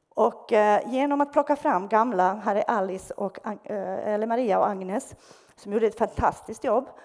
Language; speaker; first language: Swedish; non-native, fluent; Bosnian